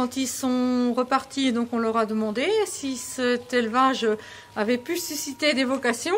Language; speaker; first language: French; native; French